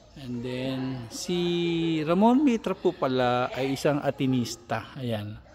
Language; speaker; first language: Filipino; native; Filipino